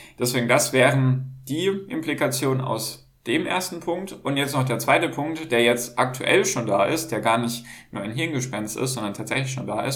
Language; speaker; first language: German; native; German